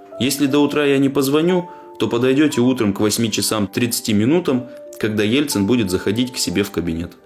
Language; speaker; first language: Russian; non-native, local second language; Ingush